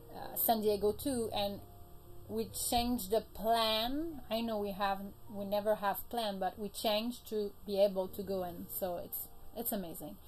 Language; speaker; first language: English; native; English